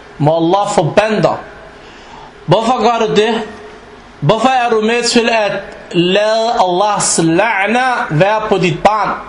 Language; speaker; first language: Danish; non-native, fluent; Arabic